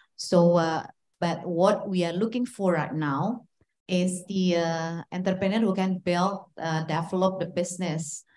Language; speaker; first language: English; non-native, fluent; Indonesian